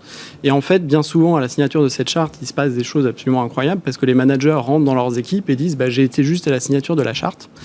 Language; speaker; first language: French; native; French